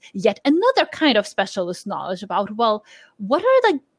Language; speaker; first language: English; non-native, fluent; Lithuanian